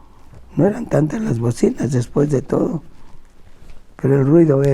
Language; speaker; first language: Spanish; native; Spanish